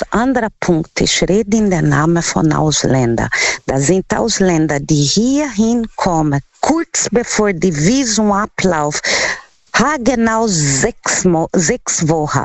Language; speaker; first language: German; non-native, learner; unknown